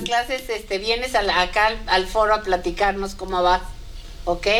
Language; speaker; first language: Spanish; native; Spanish